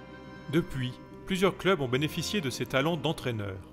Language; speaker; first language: French; native; French